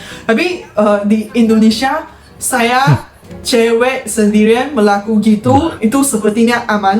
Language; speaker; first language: Indonesian; non-native, fluent; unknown